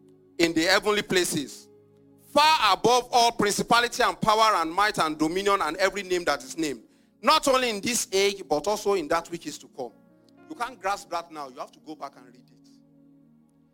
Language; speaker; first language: English; non-native, local second language; Yoruba